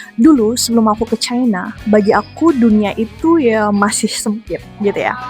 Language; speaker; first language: Indonesian; native; Indonesian